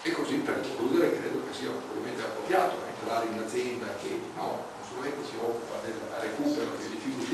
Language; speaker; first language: Italian; native; Italian